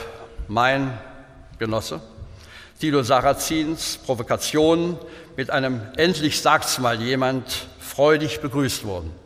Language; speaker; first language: German; native; German